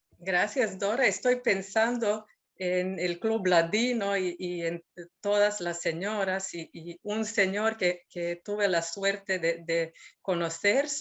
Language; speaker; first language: Spanish; non-native, fluent; Serbian